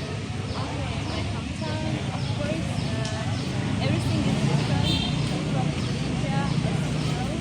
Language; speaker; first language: English; non-native, fluent; Tajik